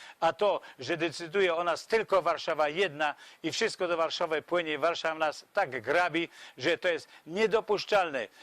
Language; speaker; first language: Polish; native; Polish